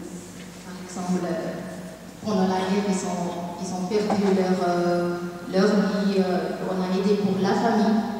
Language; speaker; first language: French; non-native, learner; Tamil